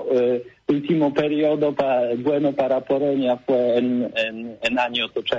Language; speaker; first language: Spanish; non-native, learner; Polish